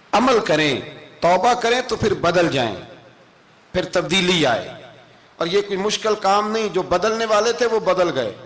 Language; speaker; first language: Urdu; non-native, local second language; Punjabi